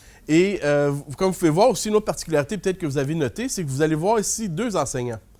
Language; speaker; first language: French; native; French